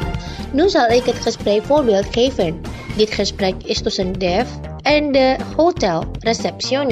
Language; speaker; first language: Dutch; non-native, learner; Indonesian